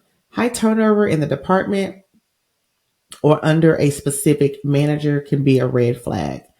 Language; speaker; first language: English; native; English